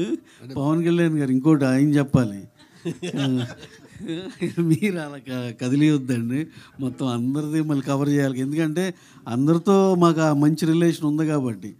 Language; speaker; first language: Telugu; native; Telugu